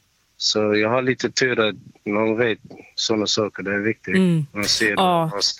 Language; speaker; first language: Swedish; non-native, learner; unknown